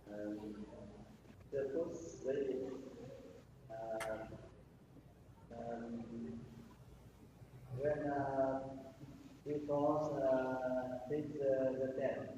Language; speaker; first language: English; non-native, learner; Vietnamese